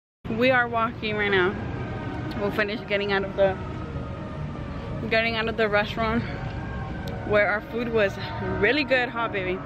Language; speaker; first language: English; early bilingual, other home language; Spanish